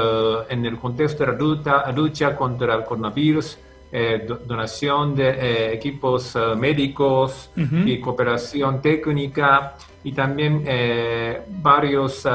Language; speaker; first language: Spanish; non-native, fluent; Japanese